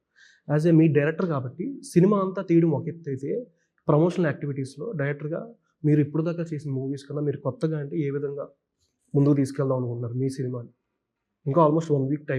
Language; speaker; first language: Telugu; native; Telugu